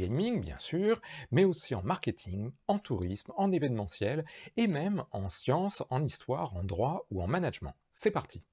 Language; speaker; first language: French; native; French